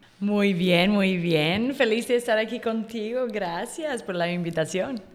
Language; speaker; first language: Spanish; non-native, fluent; English